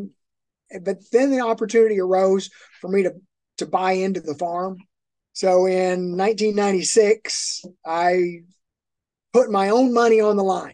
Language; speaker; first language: English; native; English